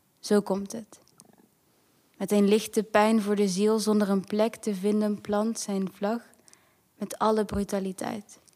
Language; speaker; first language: Dutch; early bilingual, other home language; Kinyarwanda